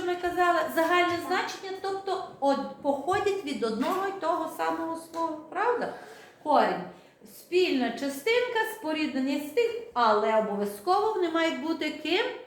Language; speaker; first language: Ukrainian; native; Ukrainian